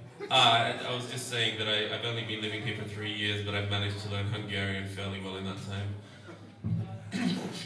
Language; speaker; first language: English; native; English